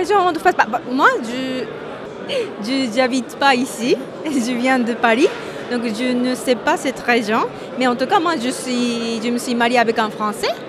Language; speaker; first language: French; non-native, fluent; Japanese